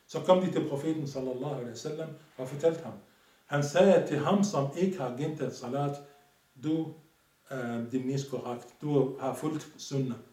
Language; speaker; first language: Danish; non-native, fluent; Arabic